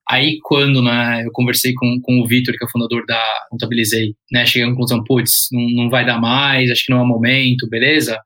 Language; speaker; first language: Portuguese; early bilingual, heritage; Portuguese